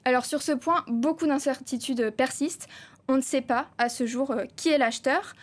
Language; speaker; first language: French; native; French